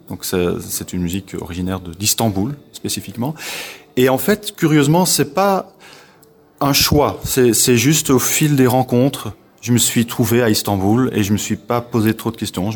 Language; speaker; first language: French; non-native, local second language; Dutch